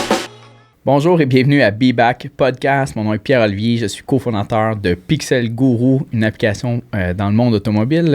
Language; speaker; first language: French; native; French